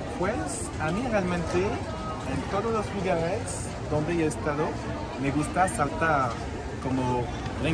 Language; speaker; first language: Spanish; non-native, fluent; French